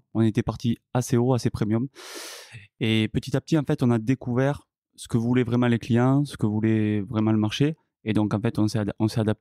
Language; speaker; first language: French; native; French